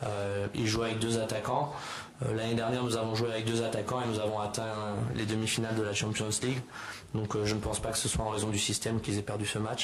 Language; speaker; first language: French; native; French